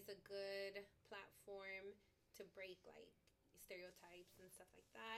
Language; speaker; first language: English; native; English